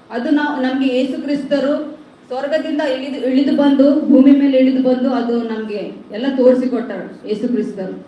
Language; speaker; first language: Kannada; non-native, local second language; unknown